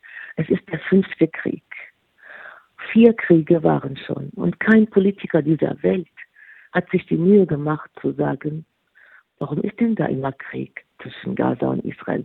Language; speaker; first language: German; non-native, fluent; Arabic